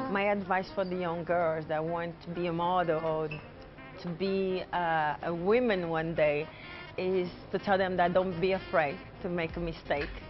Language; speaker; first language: English; non-native, fluent; Portuguese